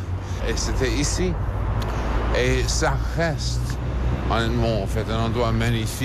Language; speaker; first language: French; non-native, fluent; English